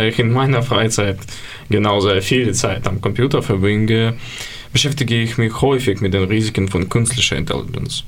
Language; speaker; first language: German; non-native, learner; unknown